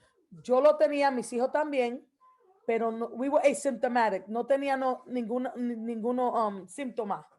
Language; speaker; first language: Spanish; early bilingual, heritage; Spanish